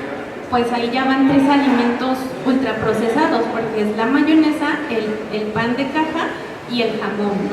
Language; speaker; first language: Spanish; native; Spanish